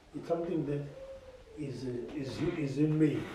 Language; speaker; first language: English; non-native, local second language; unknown